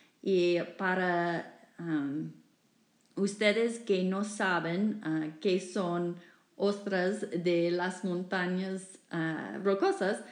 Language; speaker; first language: Spanish; non-native, fluent; English